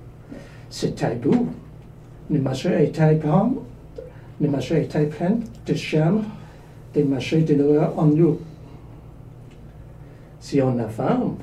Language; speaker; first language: French; non-native, learner; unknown